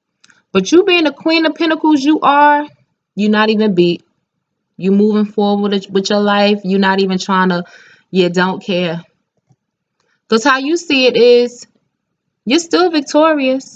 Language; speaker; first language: English; native; English